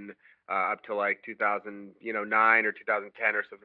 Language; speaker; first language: English; native; English